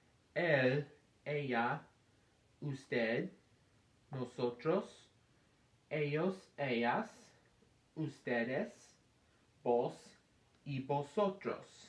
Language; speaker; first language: Spanish; non-native, learner; English